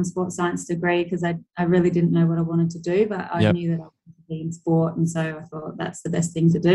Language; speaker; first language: English; native; English